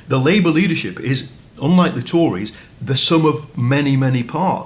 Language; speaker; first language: English; native; English